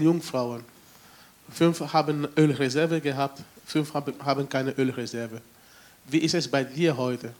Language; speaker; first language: German; non-native, fluent; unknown